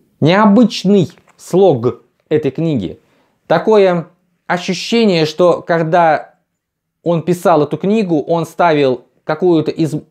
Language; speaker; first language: Russian; native; Russian